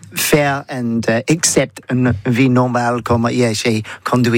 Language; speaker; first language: French; non-native, learner; English